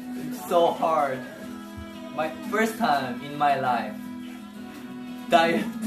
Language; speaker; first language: English; non-native, learner; Korean